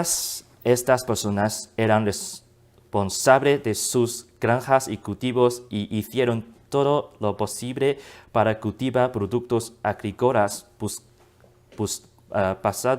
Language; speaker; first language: Spanish; non-native, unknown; Chinese